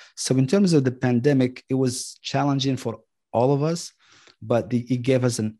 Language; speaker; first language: English; non-native, fluent; Arabic